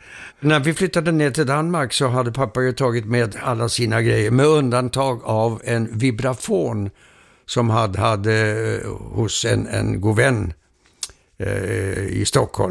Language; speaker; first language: Swedish; early bilingual, heritage; Swedish